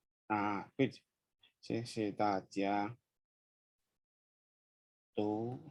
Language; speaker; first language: Chinese; non-native, fluent; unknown